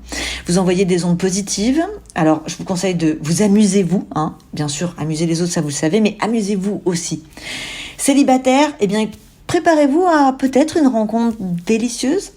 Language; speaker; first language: French; native; French